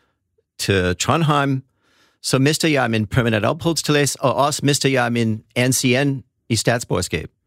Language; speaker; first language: Danish; non-native, fluent; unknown